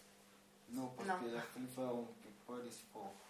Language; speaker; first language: French; non-native, learner; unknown